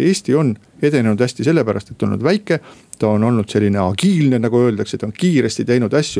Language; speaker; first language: Estonian; native; Estonian